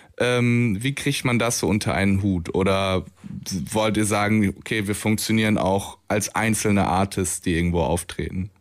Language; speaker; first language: German; native; German